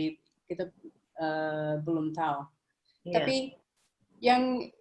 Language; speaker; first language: Indonesian; non-native, fluent; English